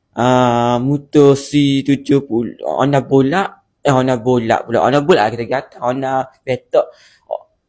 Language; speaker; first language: Malay; native; Malay